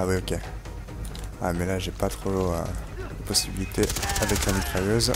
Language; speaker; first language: French; native; French